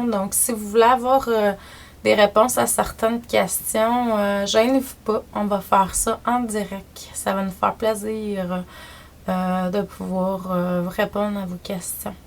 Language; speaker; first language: French; native; French